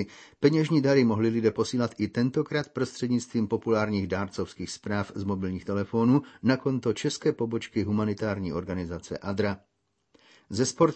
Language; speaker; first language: Czech; native; Czech